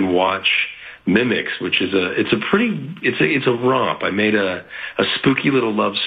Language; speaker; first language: English; native; English